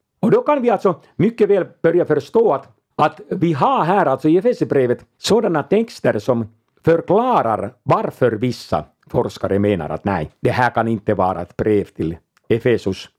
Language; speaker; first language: Swedish; non-native, local second language; Finnish